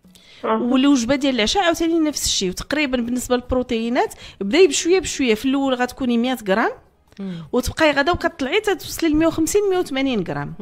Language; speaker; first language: Arabic; native; Arabic